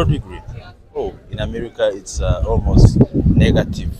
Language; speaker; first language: English; non-native, learner; Kinyarwanda